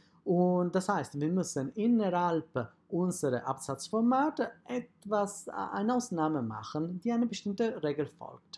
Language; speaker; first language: German; non-native, fluent; Italian